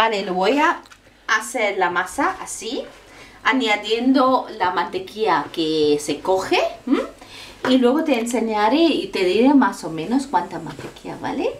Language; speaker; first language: Spanish; non-native, fluent; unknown